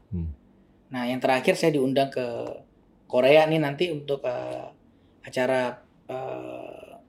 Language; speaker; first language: Indonesian; native; Indonesian